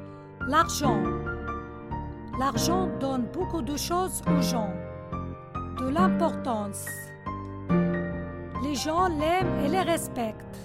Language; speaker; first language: French; non-native, learner; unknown